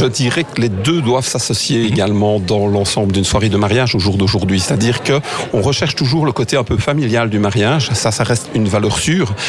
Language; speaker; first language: French; native; French